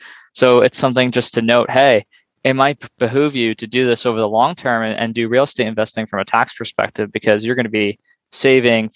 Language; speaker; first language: English; native; English